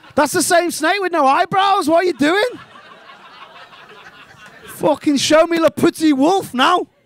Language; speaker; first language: English; native; English